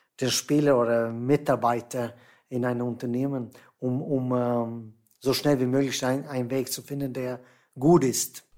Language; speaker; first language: German; non-native, fluent; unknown